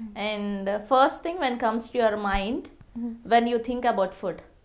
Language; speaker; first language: English; non-native, local second language; Telugu